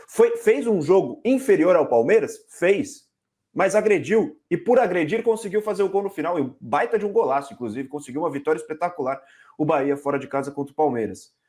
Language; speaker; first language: Portuguese; native; Portuguese